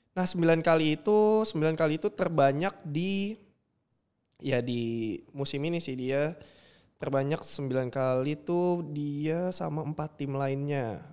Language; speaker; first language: Indonesian; native; Indonesian